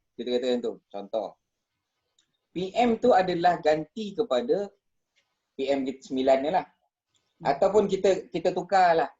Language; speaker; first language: Malay; native; Malay